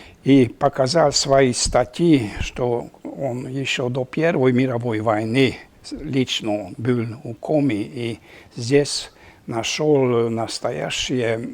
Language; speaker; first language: Russian; non-native, fluent; Hungarian